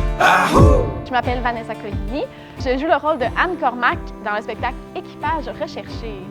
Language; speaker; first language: French; native; French